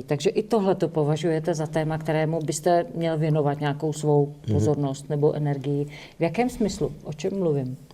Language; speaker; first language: Czech; native; Czech